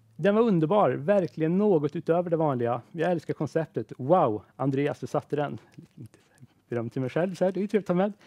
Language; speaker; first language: Swedish; native; Swedish